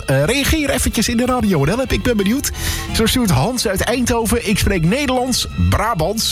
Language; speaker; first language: Dutch; native; Dutch